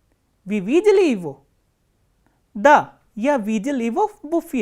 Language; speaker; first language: Russian; non-native, fluent; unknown